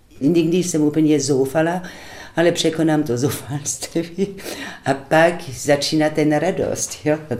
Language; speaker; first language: Czech; non-native, fluent; French